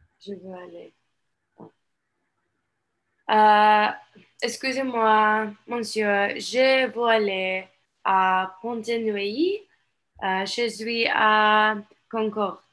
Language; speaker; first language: French; non-native, learner; English